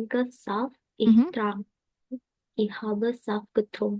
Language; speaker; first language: German; non-native, learner; Indonesian